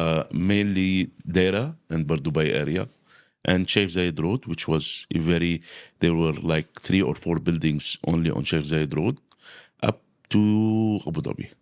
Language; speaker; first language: English; non-native, local second language; Arabic